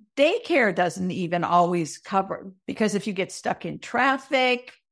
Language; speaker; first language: English; native; English